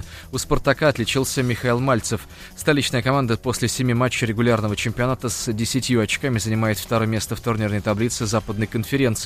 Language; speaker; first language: Russian; native; Russian